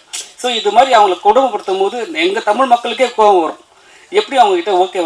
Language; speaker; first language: Tamil; native; Tamil